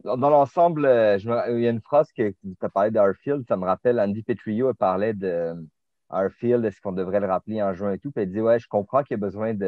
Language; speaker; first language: French; native; French